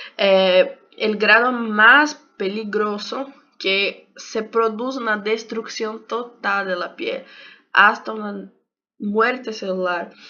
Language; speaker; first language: Spanish; non-native, learner; Portuguese